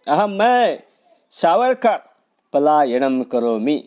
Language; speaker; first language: Hindi; non-native, local second language; Marathi